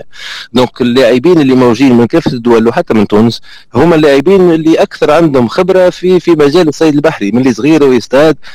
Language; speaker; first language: Arabic; native; Arabic